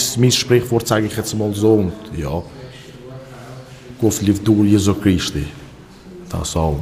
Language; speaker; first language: German; early bilingual, other home language; Albanian